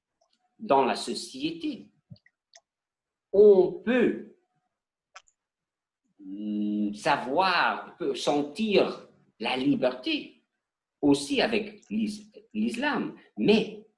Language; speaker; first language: French; non-native, learner; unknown